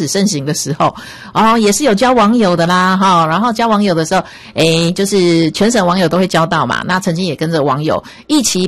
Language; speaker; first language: Chinese; native; Chinese